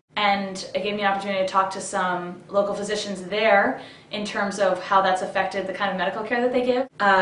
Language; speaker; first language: English; native; English